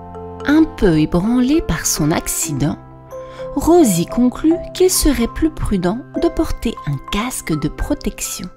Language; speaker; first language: French; native; French